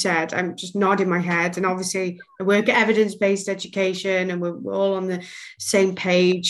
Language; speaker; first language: English; native; English